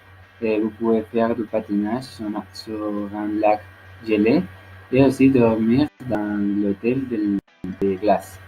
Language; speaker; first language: French; non-native, learner; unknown